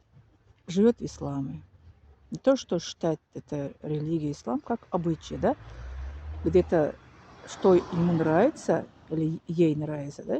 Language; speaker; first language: Russian; non-native, learner; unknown